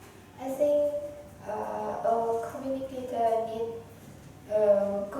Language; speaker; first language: English; non-native, learner; Vietnamese